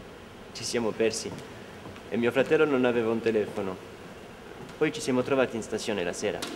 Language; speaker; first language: Italian; non-native, fluent; Spanish